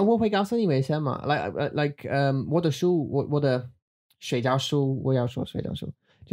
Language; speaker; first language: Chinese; non-native, learner; English